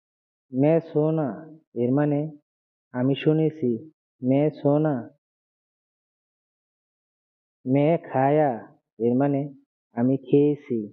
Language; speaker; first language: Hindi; non-native, learner; Bangla